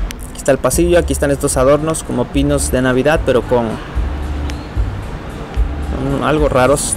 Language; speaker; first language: Spanish; native; Spanish